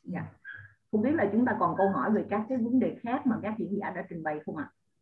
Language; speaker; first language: Vietnamese; native; Vietnamese